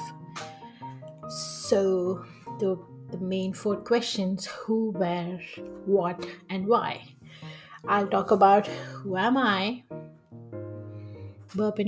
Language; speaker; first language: English; non-native, local second language; Telugu